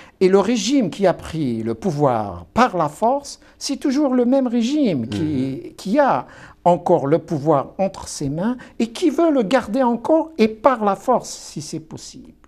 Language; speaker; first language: French; non-native, local second language; Kabyle